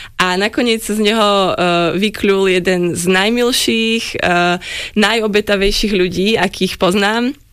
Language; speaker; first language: Slovak; native; Slovak